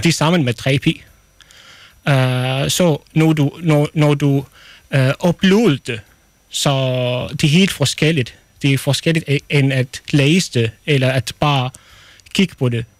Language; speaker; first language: Danish; non-native, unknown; Arabic